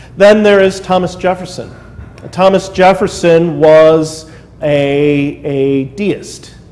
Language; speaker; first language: English; native; English